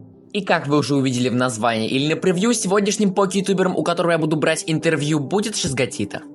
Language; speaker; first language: Russian; native; Russian